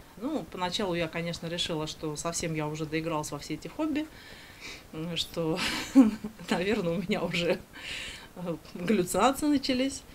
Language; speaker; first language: Russian; native; Russian